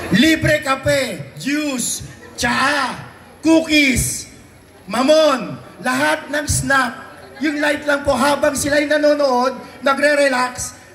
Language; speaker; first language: Filipino; native; Filipino